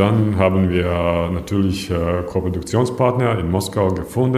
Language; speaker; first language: German; non-native, fluent; Latvian